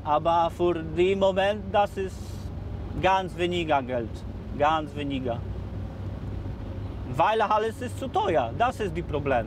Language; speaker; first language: German; non-native, learner; Polish